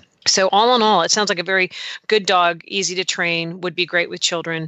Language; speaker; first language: English; native; English